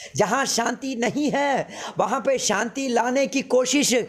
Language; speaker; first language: Hindi; non-native, local second language; Malayalam